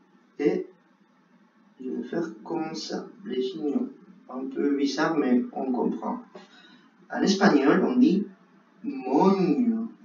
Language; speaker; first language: French; non-native, fluent; Spanish